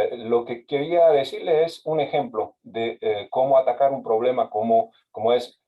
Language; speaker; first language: Spanish; non-native, fluent; French